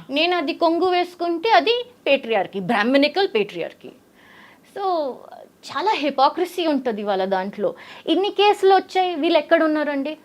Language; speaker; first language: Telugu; early bilingual, heritage; Telugu